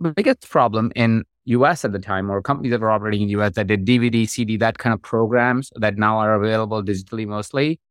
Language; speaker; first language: English; non-native, local second language; Hindi